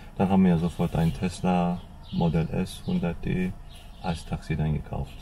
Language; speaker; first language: German; non-native, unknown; Turkish